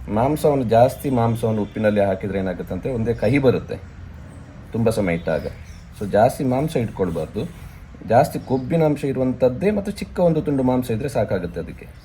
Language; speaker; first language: Kannada; non-native, local second language; Tulu